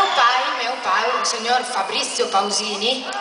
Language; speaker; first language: Portuguese; non-native, learner; Italian